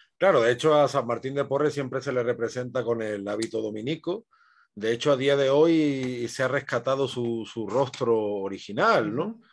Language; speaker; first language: Spanish; native; Spanish